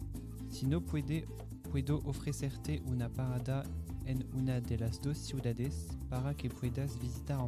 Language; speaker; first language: Spanish; non-native, learner; French